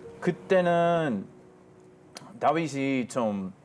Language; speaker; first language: Korean; non-native, fluent; Hebrew